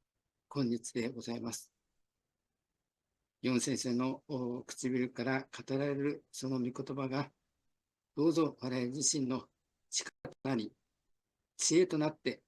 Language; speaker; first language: Japanese; native; Japanese